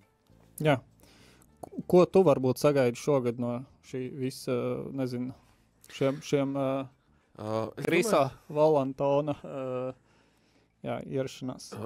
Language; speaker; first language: Latvian; native; Latvian